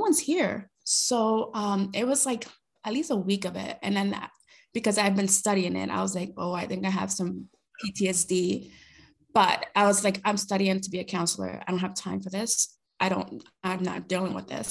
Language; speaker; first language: English; early bilingual, other home language; Spanish